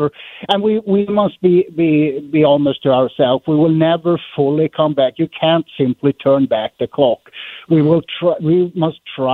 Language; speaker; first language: English; non-native, fluent; Swedish